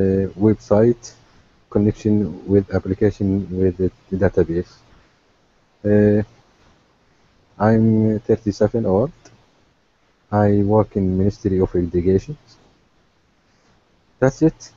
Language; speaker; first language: English; non-native, learner; Arabic